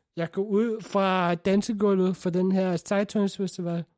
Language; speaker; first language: Danish; native; Danish